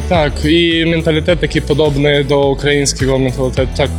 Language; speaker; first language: Polish; non-native, learner; Ukrainian